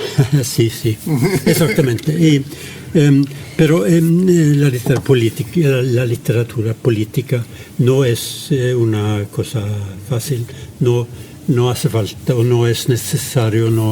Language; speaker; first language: Spanish; non-native, fluent; Norwegian